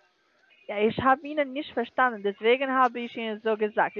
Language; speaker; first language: German; non-native, learner; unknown